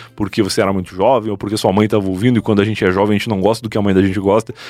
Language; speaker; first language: Portuguese; native; Portuguese